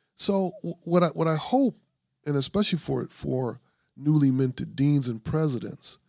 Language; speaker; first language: English; native; English